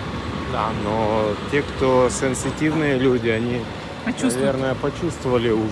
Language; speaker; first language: Russian; native; Russian